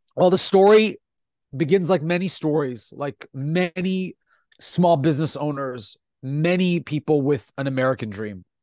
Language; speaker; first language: English; non-native, fluent; Italian